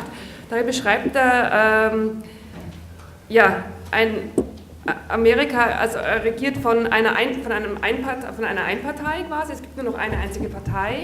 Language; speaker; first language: German; native; German